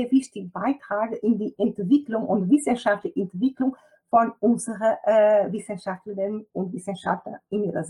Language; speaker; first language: German; non-native, fluent; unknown